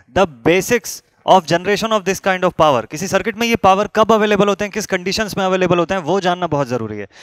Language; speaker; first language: Hindi; native; Hindi